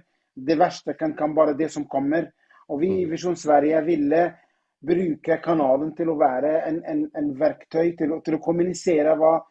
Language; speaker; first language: Norwegian; non-native, fluent; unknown